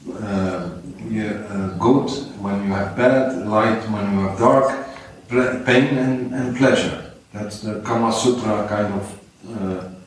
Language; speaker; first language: English; non-native, fluent; Dutch